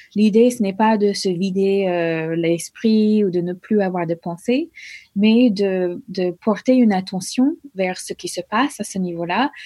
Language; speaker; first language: French; non-native, fluent; English